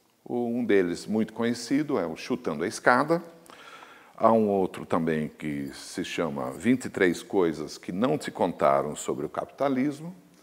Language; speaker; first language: Portuguese; native; Portuguese